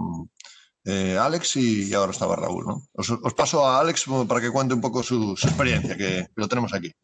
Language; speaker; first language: Spanish; native; Spanish